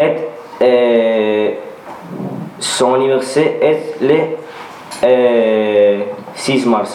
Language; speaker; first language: French; non-native, learner; Spanish